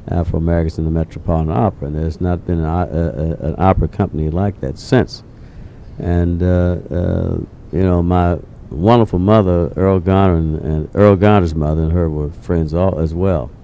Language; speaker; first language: English; native; English